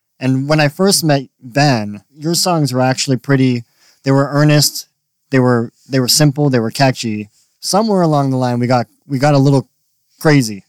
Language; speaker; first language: English; native; English